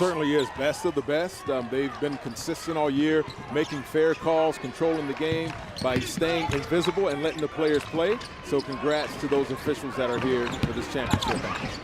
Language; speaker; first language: English; native; English